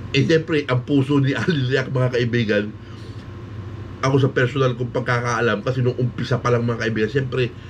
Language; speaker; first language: Filipino; native; Filipino